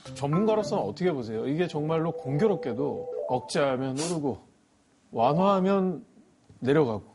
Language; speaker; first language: Korean; native; Korean